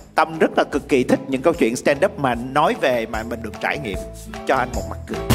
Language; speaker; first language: Vietnamese; native; Vietnamese